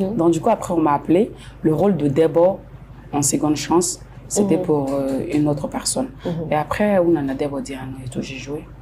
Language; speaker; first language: French; non-native, local second language; Soninke